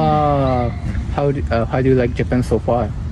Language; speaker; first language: English; non-native, learner; Japanese